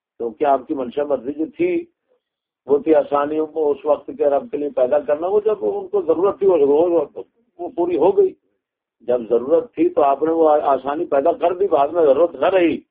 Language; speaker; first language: Urdu; non-native, local second language; Punjabi